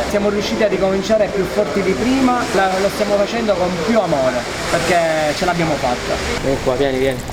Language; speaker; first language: Italian; native; Italian